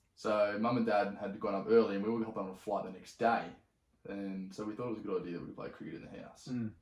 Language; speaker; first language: English; native; English